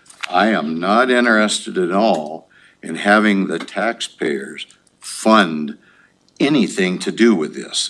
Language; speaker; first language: English; native; English